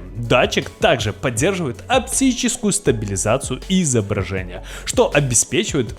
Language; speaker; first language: Russian; native; Russian